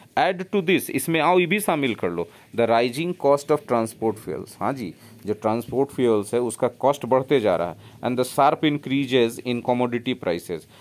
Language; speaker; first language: Hindi; native; Hindi